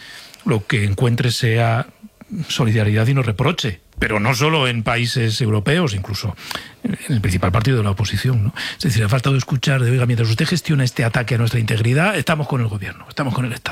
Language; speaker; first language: Spanish; native; Spanish